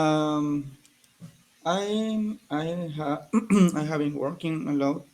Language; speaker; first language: English; non-native, learner; Spanish